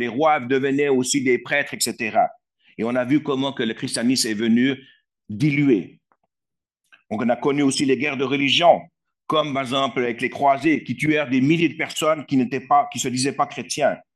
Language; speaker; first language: French; native; French